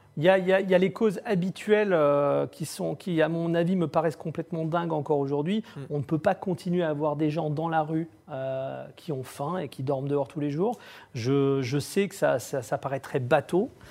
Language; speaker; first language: French; native; French